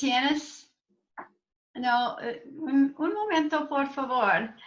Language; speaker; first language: Spanish; non-native, learner; English